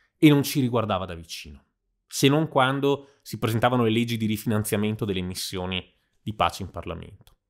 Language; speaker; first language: Italian; native; Italian